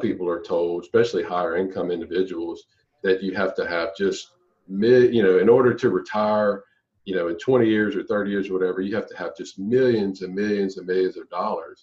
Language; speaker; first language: English; native; English